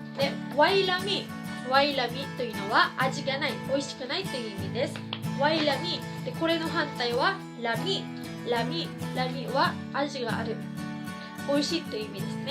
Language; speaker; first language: Japanese; non-native, fluent; Filipino